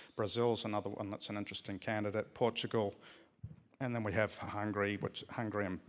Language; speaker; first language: English; native; English